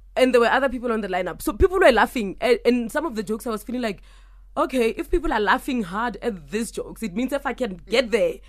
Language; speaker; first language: English; non-native, local second language; Northern Sotho